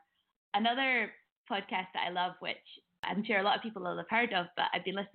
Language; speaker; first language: English; native; English